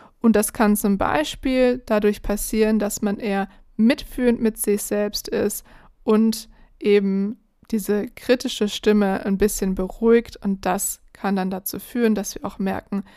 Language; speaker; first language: German; native; German